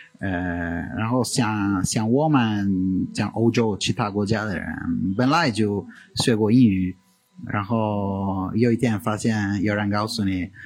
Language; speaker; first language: Chinese; non-native, fluent; Italian